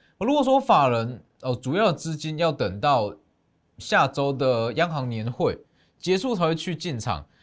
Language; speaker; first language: Chinese; native; Chinese